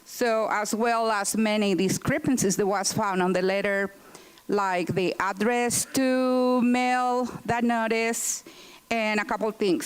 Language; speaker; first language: English; non-native, fluent; Spanish